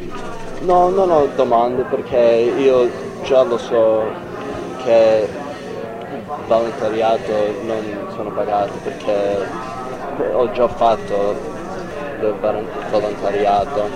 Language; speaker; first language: Italian; non-native, learner; English